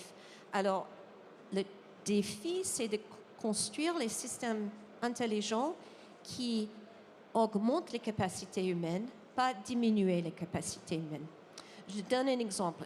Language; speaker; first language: French; non-native, fluent; English